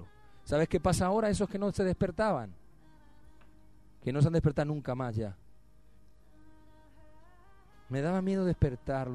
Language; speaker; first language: Spanish; native; Spanish